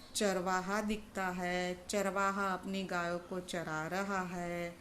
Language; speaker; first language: Hindi; non-native, local second language; Gujarati